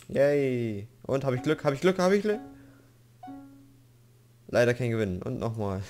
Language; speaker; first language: German; native; German